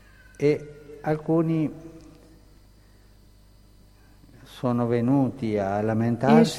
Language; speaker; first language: Italian; non-native, fluent; Spanish